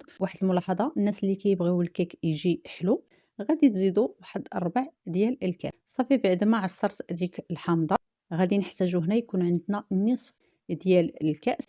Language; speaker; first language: Arabic; native; Arabic